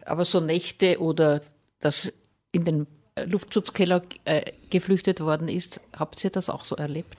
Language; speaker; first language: German; native; German